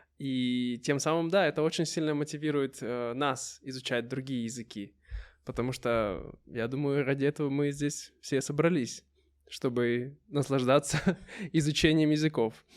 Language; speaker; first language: Russian; native; Russian